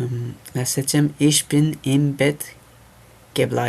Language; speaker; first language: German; non-native, fluent; French